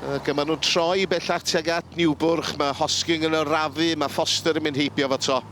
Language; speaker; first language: Welsh; native; Welsh